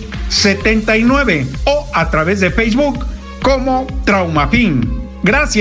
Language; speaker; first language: Spanish; native; Spanish